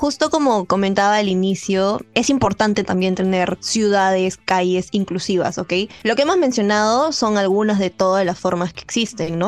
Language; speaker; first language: Spanish; native; Spanish